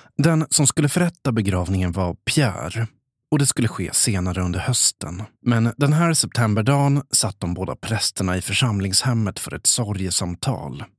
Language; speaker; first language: Swedish; native; Swedish